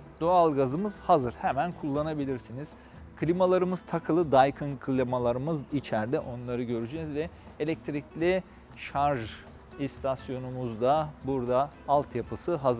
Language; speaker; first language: Turkish; native; Turkish